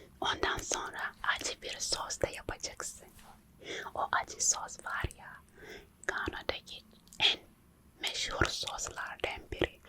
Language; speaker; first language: Turkish; non-native, local second language; English